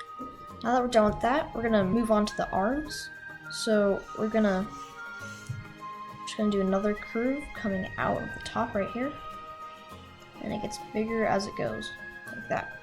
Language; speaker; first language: English; native; English